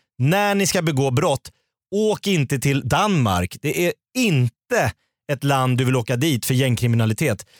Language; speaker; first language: Swedish; native; Swedish